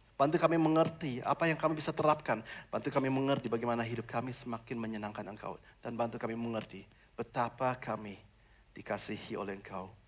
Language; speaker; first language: Indonesian; non-native, fluent; German